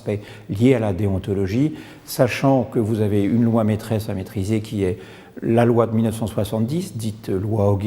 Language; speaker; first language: French; native; French